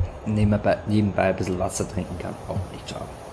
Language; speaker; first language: German; native; German